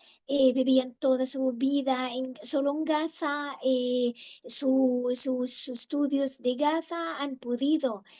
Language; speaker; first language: Spanish; non-native, fluent; Arabic